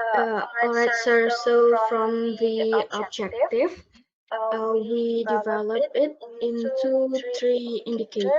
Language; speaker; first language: English; non-native, learner; Indonesian